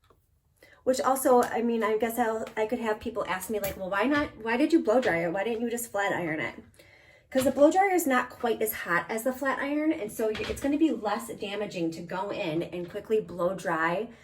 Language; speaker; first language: English; native; English